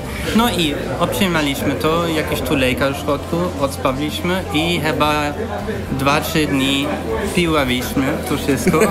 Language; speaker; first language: Polish; non-native, learner; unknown